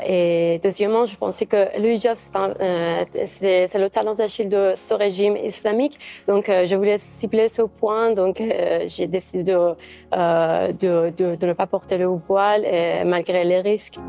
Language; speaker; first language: French; non-native, fluent; Persian